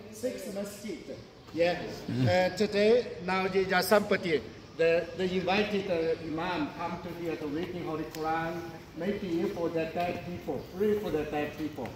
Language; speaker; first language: English; non-native, learner; Chinese